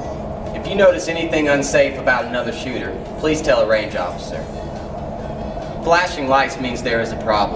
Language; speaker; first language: English; native; English